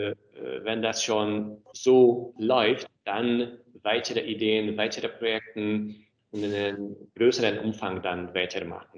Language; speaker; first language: German; non-native, fluent; Hungarian